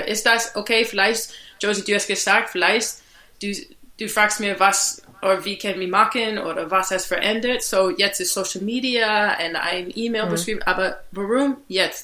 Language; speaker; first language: German; non-native, learner; English